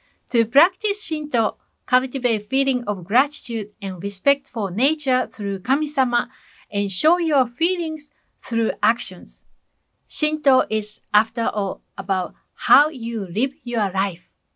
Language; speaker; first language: English; non-native, fluent; Japanese